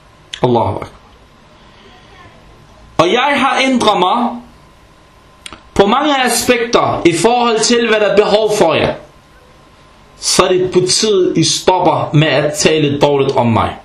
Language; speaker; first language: Danish; early bilingual, other home language; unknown